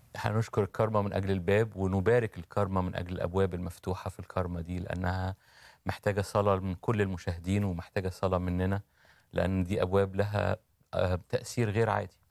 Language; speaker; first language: Arabic; native; Arabic